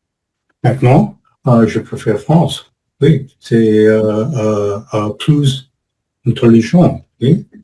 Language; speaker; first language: French; non-native, learner; English